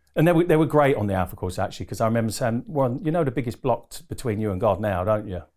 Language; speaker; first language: English; native; English